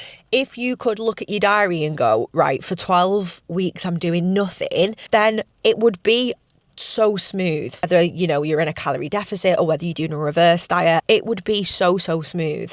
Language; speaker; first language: English; native; English